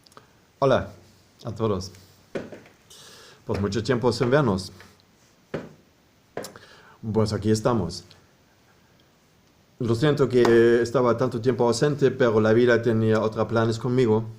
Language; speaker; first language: Spanish; non-native, fluent; German